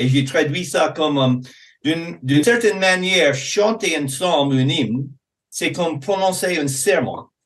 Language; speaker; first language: French; non-native, fluent; English